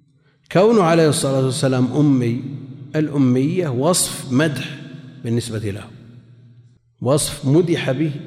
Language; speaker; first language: Arabic; native; Arabic